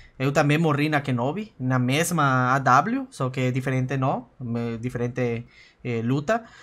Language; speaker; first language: Portuguese; non-native, fluent; Spanish